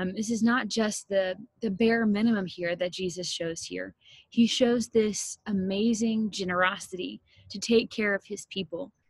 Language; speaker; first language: English; native; English